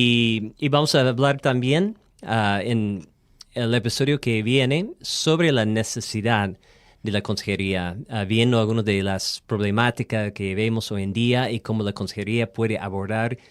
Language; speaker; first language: Spanish; non-native, fluent; English